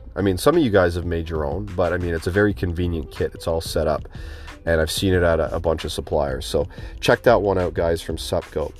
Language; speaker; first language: English; native; English